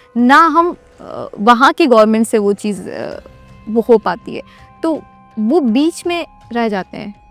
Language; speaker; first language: Hindi; native; Hindi